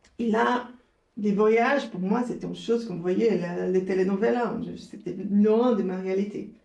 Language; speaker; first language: French; non-native, fluent; Portuguese